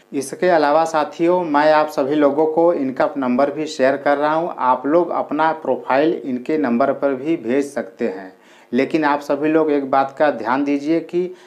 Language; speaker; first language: Hindi; native; Hindi